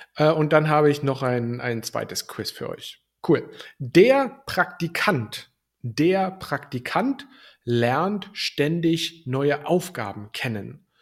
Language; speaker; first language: German; native; German